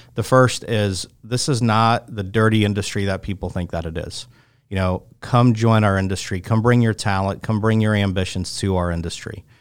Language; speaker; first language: English; native; English